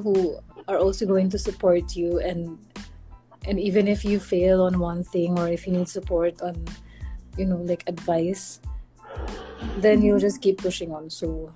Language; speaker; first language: English; non-native, local second language; Filipino